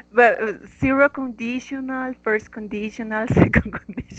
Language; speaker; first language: English; non-native, learner; Spanish